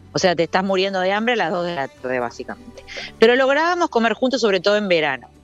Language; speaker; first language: Spanish; native; Spanish